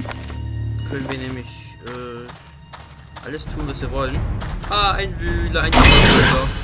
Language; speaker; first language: German; native; German